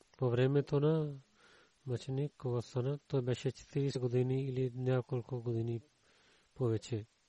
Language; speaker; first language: Bulgarian; non-native, learner; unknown